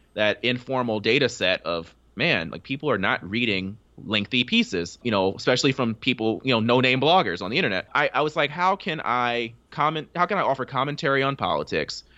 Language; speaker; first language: English; native; English